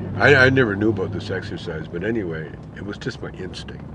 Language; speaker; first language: English; native; English